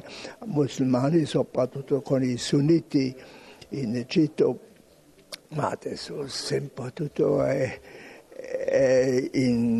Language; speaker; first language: Italian; non-native, fluent; German